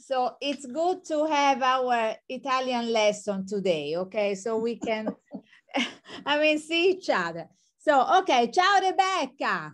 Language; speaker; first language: English; non-native, fluent; Italian